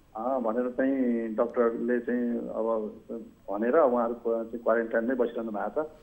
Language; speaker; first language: Nepali; native; Nepali